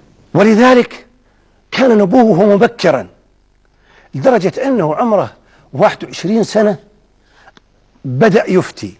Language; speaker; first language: Arabic; native; Arabic